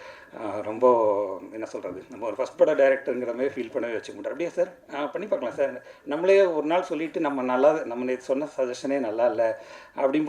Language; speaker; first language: Tamil; native; Tamil